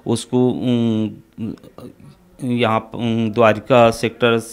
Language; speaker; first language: Hindi; native; Hindi